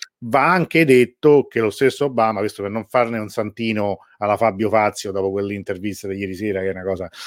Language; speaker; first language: Italian; native; Italian